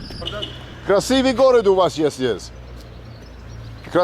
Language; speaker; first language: Russian; non-native, fluent; English